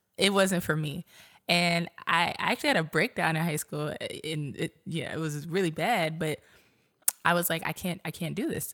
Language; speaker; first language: English; native; English